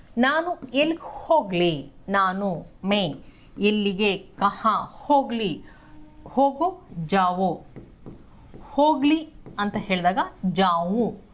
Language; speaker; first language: Kannada; native; Kannada